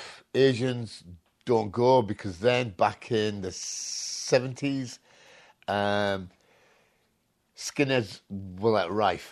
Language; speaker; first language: English; non-native, local second language; Punjabi